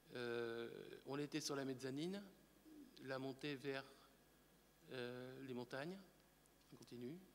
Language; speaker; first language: French; native; French